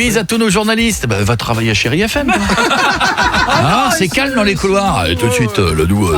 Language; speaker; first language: French; native; French